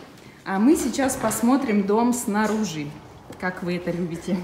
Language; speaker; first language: Russian; native; Russian